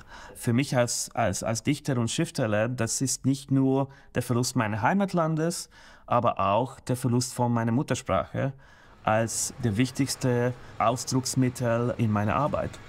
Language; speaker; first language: German; non-native, fluent; Hungarian